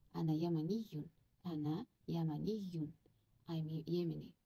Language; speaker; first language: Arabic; non-native, learner; Kazakh